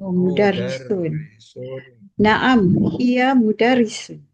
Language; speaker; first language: Arabic; non-native, learner; Malay